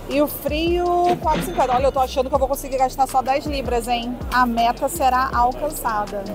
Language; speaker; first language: Portuguese; native; Portuguese